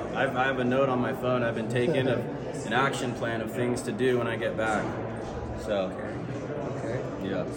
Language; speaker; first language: Spanish; early bilingual, heritage; English